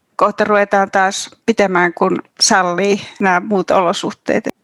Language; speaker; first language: Finnish; native; Finnish